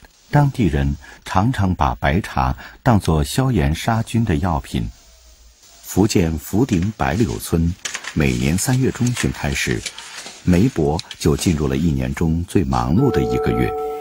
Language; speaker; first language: Chinese; native; Chinese